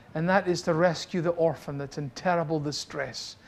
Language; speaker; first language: English; native; English